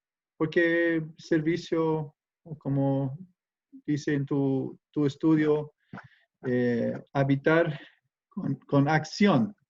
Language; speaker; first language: Spanish; non-native, fluent; English